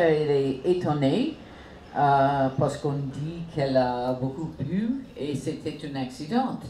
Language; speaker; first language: French; non-native, fluent; English